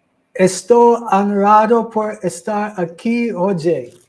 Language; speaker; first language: Portuguese; non-native, learner; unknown